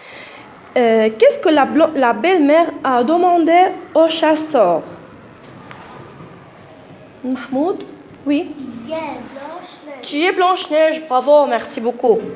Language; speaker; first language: French; non-native, fluent; Arabic